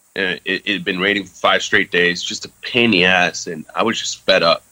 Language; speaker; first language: English; early bilingual, other home language; French